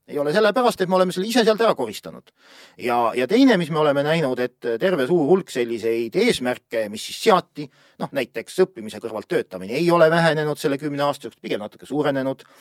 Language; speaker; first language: Estonian; native; Estonian